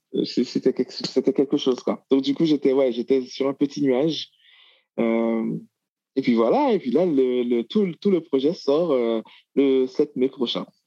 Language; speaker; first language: French; non-native, local second language; Haitian Creole